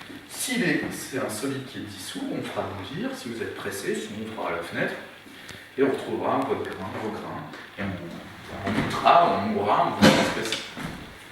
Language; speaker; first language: French; native; French